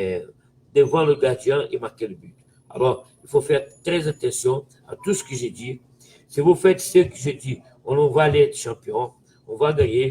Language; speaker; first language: French; non-native, fluent; Portuguese